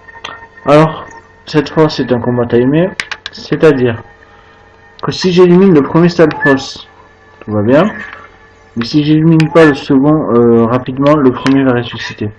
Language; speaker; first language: French; native; French